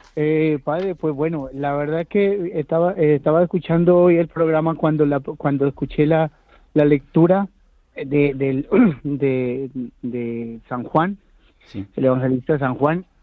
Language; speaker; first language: Spanish; native; Spanish